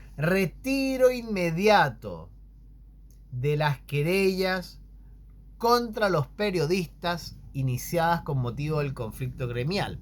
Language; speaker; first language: Spanish; native; Spanish